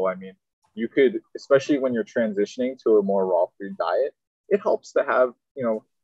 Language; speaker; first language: English; native; English